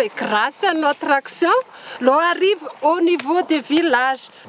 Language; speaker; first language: French; non-native, local second language; Malagasy